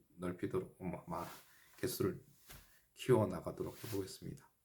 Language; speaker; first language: Korean; native; Korean